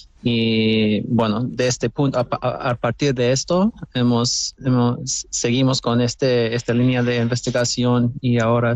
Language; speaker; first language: Spanish; non-native, fluent; English